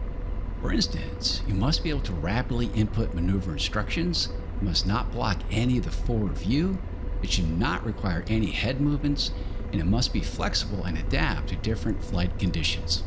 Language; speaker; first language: English; native; English